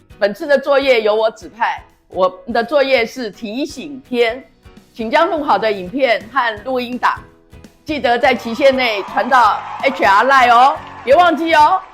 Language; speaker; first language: Chinese; native; Chinese